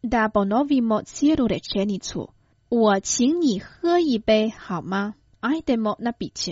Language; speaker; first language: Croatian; non-native, fluent; Chinese